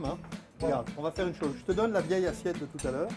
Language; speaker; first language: French; native; French